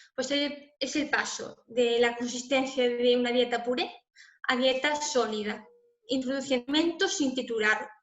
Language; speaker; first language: Spanish; native; Spanish